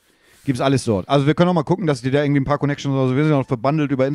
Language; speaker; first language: German; native; German